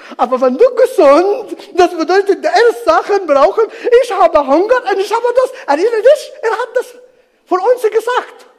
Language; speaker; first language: German; non-native, learner; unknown